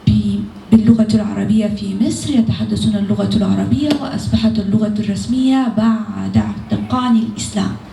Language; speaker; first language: Arabic; non-native, fluent; Indonesian